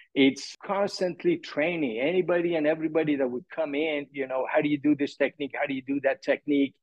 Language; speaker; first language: English; early bilingual, other home language; Persian